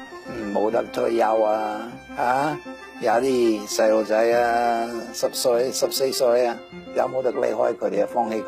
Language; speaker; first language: Cantonese; non-native, fluent; English